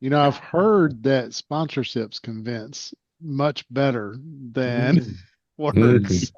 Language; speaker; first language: English; native; English